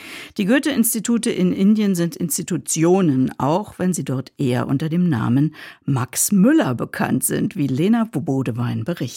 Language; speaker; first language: German; native; German